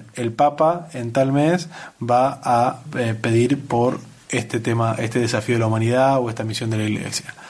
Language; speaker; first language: Spanish; native; Spanish